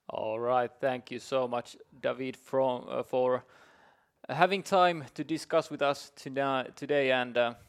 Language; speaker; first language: English; non-native, fluent; Finnish